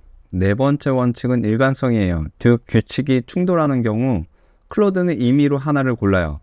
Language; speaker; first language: Korean; native; Korean